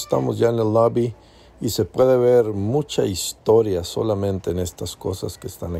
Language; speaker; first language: Spanish; early bilingual, heritage; Spanish